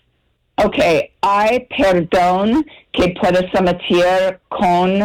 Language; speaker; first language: Spanish; non-native, learner; English